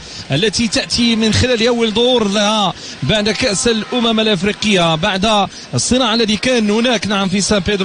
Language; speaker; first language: Arabic; native; Arabic